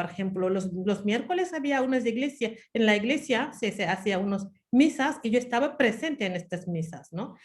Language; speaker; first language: Spanish; non-native, fluent; Wolof